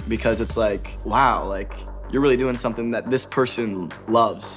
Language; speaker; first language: English; native; English